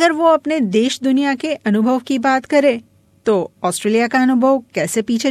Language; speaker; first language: Hindi; native; Hindi